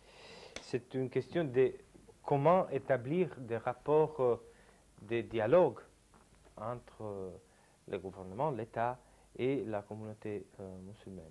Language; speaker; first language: French; non-native, fluent; Italian